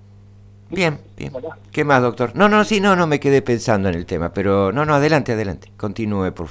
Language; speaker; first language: Spanish; native; Spanish